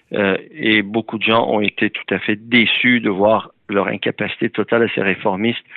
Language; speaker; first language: French; early bilingual, other home language; Persian